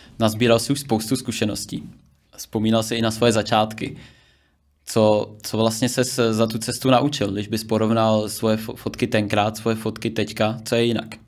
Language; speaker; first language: Czech; native; Czech